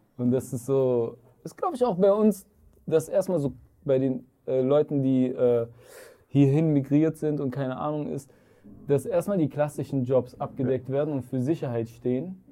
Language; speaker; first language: German; early bilingual, other home language; Arabic